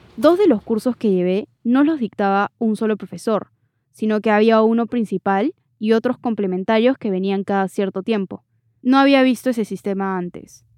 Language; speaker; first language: Spanish; native; Spanish